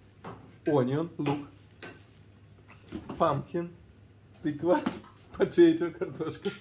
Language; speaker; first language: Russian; non-native, learner; English